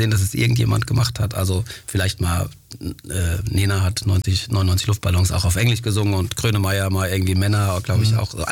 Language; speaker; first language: German; early bilingual, other home language; Greek